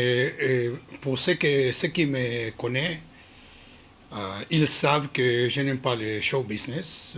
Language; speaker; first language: French; non-native, learner; Hebrew